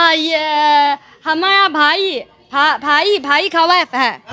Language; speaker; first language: Hindi; non-native, learner; Chinese